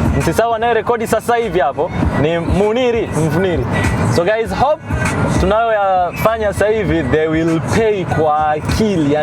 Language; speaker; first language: Swahili; native; Swahili